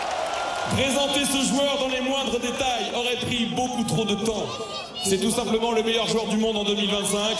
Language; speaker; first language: French; native; French